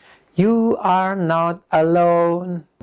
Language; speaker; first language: English; non-native, fluent; Indonesian